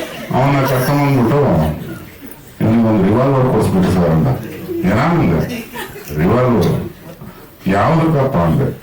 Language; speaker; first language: Kannada; native; Kannada